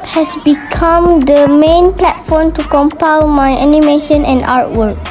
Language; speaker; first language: English; non-native, local second language; Malay